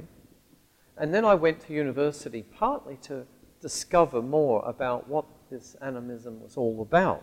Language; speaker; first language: English; native; English